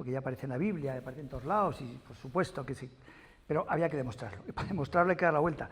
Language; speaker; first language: Spanish; native; Spanish